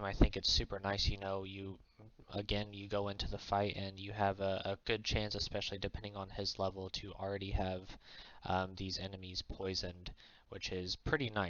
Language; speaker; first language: English; native; English